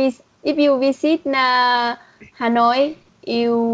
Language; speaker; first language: English; non-native, learner; Vietnamese